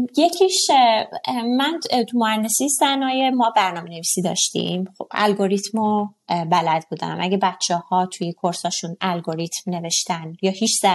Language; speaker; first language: Persian; non-native, local second language; Azerbaijani